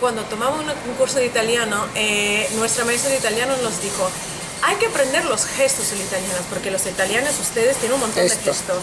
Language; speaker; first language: Spanish; non-native, fluent; English